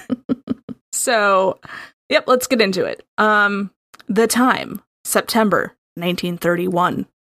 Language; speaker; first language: English; native; English